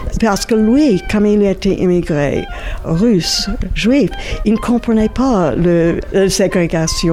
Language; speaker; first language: French; non-native, fluent; English